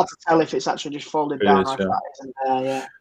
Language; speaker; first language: English; native; English